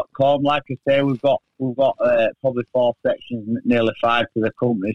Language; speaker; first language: English; native; English